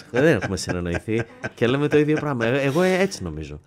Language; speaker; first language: Greek; native; Greek